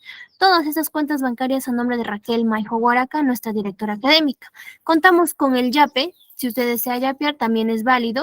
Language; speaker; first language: Spanish; native; Spanish